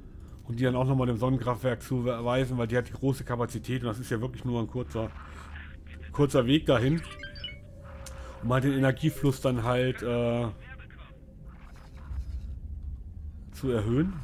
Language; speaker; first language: German; native; German